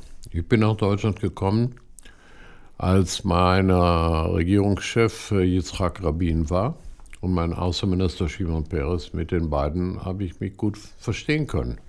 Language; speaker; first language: German; non-native, fluent; Hebrew